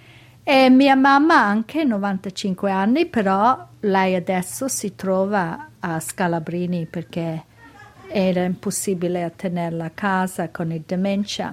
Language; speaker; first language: Italian; early bilingual, heritage; Italian